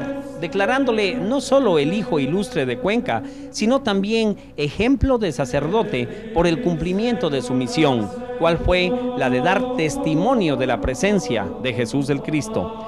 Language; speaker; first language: Spanish; native; Spanish